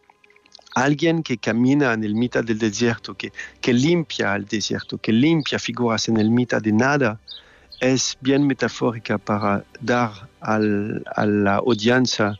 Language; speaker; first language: Spanish; non-native, fluent; French